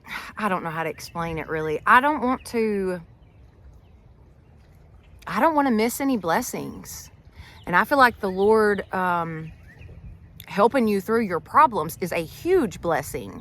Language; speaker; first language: English; native; English